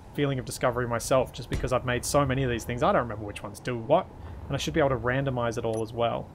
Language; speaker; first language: English; native; English